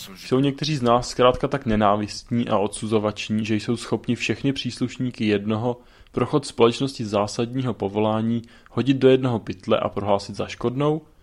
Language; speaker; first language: Czech; native; Czech